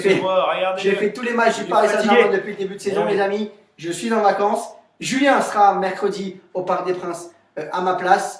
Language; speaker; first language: French; native; French